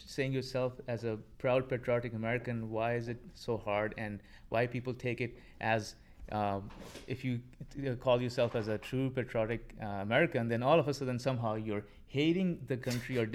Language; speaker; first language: English; non-native, local second language; Punjabi